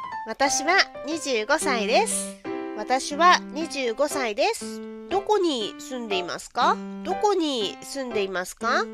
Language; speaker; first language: Japanese; non-native, fluent; Hindi